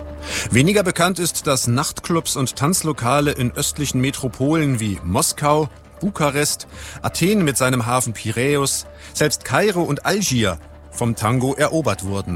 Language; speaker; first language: German; native; German